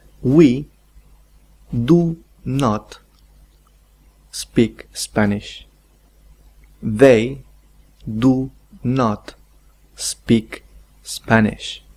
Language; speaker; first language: English; non-native, fluent; Spanish